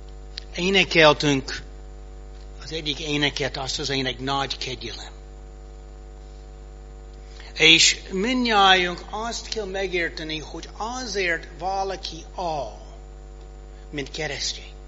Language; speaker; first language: Hungarian; non-native, fluent; English